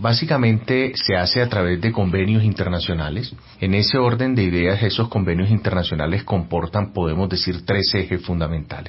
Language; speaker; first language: Spanish; native; Spanish